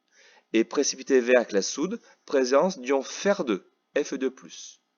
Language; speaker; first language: French; native; French